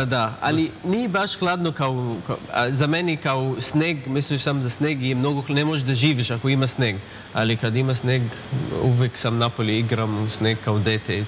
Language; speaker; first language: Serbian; non-native, learner; Arabic